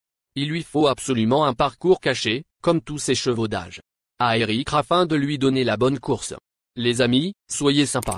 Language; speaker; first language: French; native; French